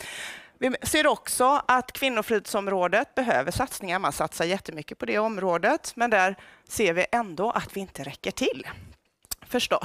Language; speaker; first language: Swedish; native; Swedish